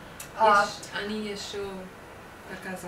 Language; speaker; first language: Russian; non-native, learner; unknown